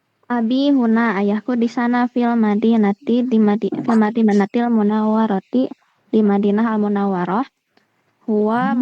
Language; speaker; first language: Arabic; non-native, learner; Indonesian